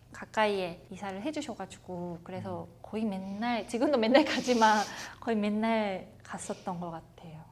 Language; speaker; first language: Korean; non-native, fluent; Japanese